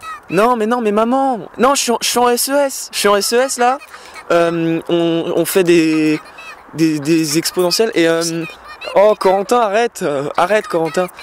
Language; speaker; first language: French; native; French